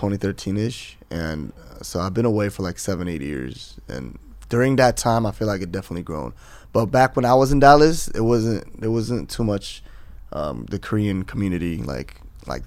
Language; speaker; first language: English; native; English